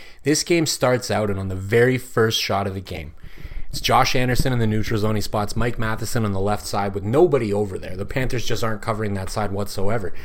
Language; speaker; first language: English; native; English